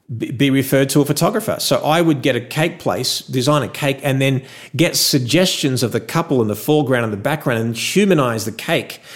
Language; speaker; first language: English; native; English